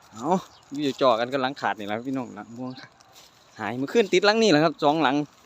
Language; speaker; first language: Thai; native; Thai